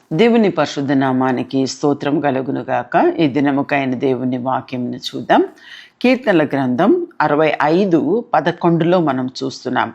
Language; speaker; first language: Telugu; non-native, local second language; Tamil